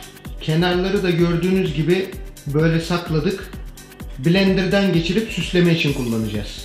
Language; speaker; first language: Turkish; native; Turkish